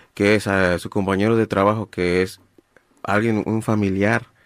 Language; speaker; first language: Spanish; native; Spanish